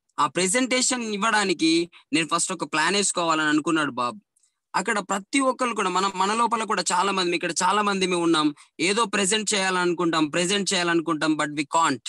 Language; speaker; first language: Telugu; native; Telugu